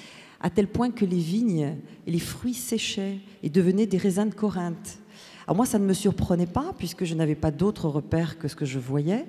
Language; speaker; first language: French; native; French